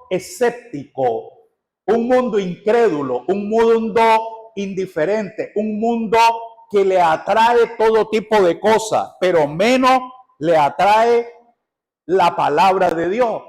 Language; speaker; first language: Spanish; native; Spanish